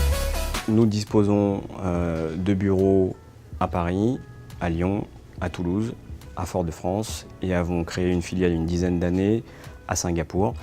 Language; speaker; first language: French; native; French